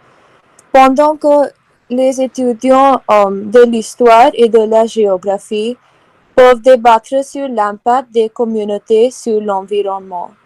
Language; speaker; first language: French; non-native, learner; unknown